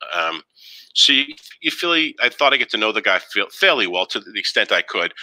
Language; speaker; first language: English; native; English